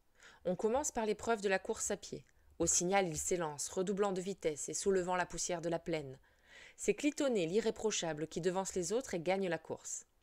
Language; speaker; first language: French; native; French